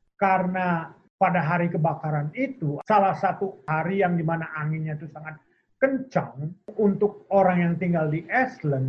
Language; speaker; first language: Indonesian; native; Indonesian